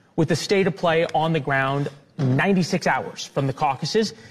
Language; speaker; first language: English; native; English